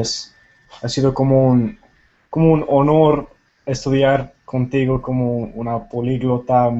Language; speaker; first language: Spanish; non-native, fluent; Tamil